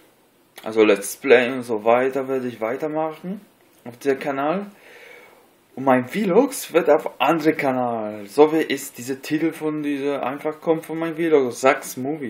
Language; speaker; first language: German; non-native, learner; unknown